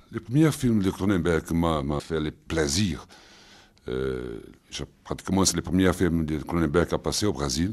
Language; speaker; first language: French; non-native, fluent; Portuguese